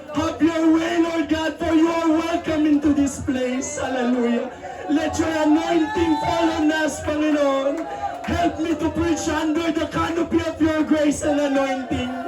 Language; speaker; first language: English; non-native, local second language; Filipino